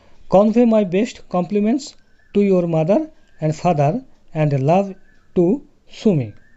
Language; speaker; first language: English; non-native, local second language; Bangla